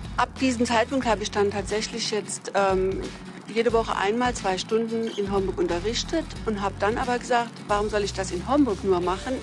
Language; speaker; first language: German; native; German